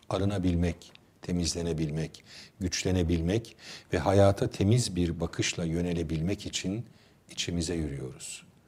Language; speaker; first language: Turkish; native; Turkish